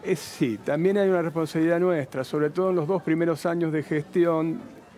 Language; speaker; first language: Spanish; native; Spanish